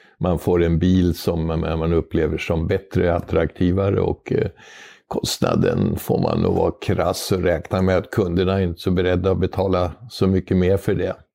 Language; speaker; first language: Swedish; native; Swedish